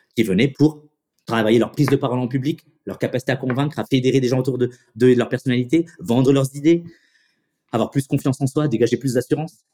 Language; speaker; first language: French; native; French